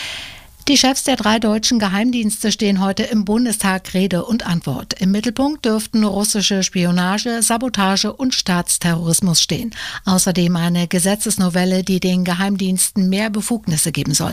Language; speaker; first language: German; native; German